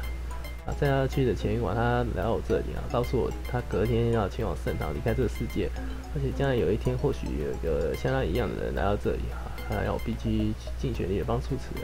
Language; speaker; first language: Chinese; native; Chinese